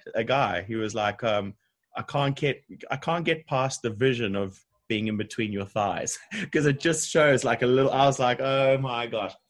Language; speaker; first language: English; native; English